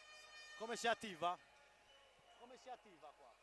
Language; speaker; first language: Italian; native; Italian